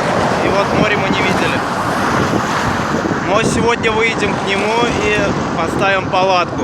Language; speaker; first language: Russian; native; Russian